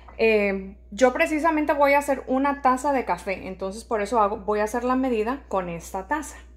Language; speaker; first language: Spanish; early bilingual, heritage; Spanish